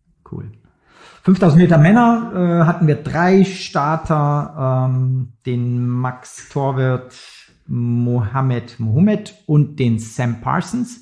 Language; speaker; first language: German; native; German